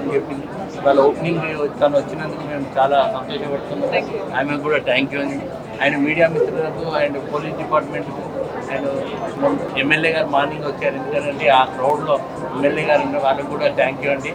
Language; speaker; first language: Telugu; native; Telugu